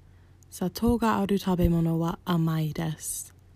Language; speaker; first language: Japanese; non-native, fluent; English